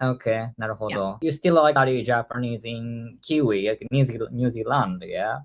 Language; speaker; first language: English; non-native, fluent; Japanese